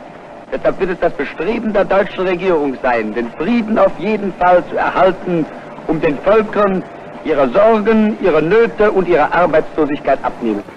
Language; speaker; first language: German; native; German